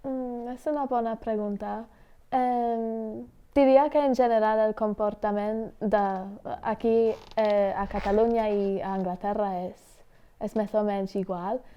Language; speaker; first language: Catalan; non-native, fluent; English